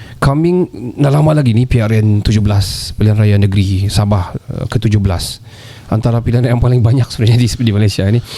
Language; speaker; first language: Malay; native; Malay